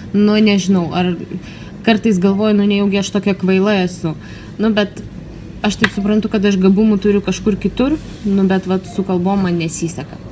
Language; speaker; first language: Lithuanian; non-native, local second language; Russian